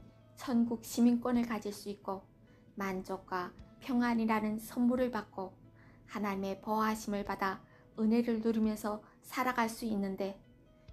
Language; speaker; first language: Korean; native; Korean